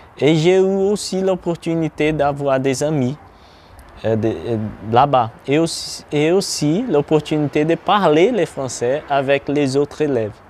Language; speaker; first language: French; non-native, learner; Portuguese